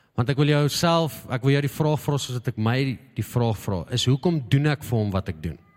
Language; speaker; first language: Afrikaans; native; Afrikaans